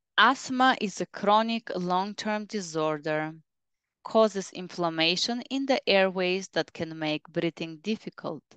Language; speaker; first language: English; non-native, fluent; Bulgarian